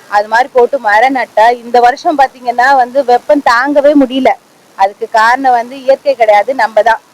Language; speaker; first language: Tamil; non-native, local second language; Telugu